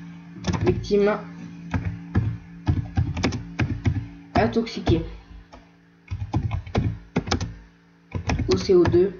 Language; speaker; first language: French; native; French